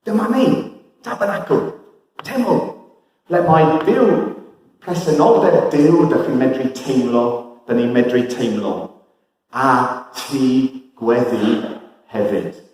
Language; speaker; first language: Welsh; non-native, fluent; English